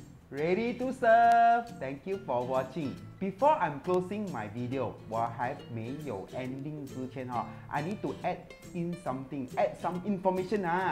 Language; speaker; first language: English; non-native, local second language; Chinese